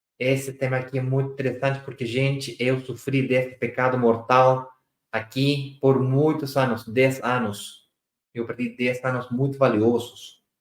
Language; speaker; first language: Portuguese; non-native, fluent; Spanish